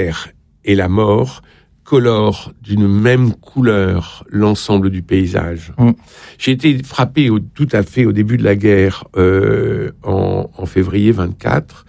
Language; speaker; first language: French; native; French